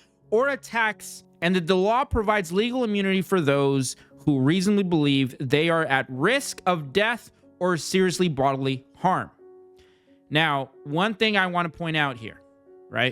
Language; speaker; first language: English; native; English